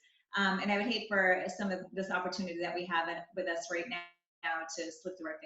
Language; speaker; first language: English; native; English